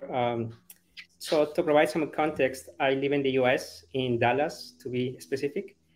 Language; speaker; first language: English; non-native, fluent; Spanish